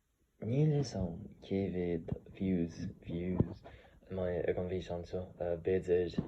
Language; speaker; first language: Irish; non-native, learner; English